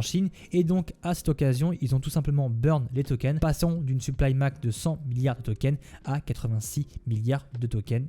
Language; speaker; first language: French; native; French